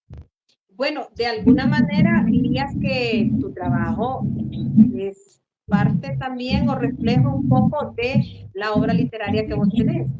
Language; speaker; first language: Spanish; native; Spanish